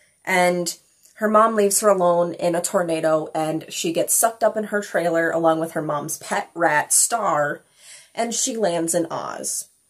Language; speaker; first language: English; native; English